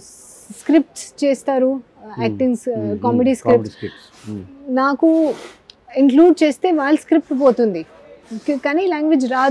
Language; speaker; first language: Telugu; non-native, learner; Hindi